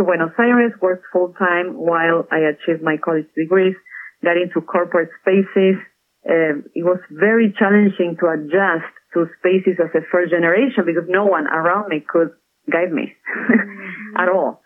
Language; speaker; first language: English; non-native, fluent; Spanish